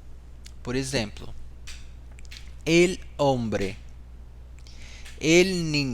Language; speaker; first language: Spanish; non-native, fluent; Portuguese